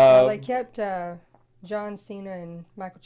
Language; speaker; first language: English; native; English